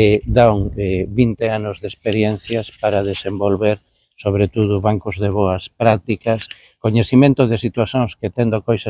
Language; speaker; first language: Galician; native; Galician